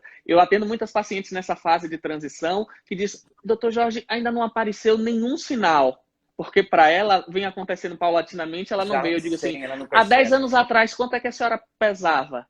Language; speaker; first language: Portuguese; native; Portuguese